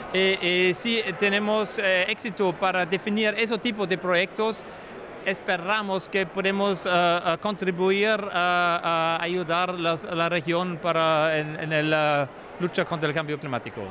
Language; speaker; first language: Spanish; non-native, fluent; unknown